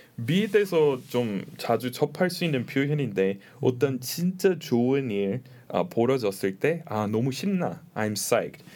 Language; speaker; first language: Korean; non-native, fluent; English